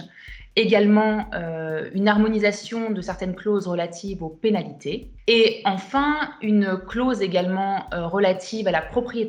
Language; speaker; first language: French; native; French